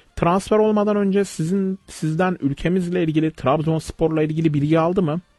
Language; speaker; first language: Turkish; native; Turkish